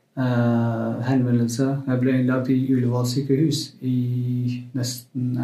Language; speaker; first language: Norwegian; non-native, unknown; Kurdish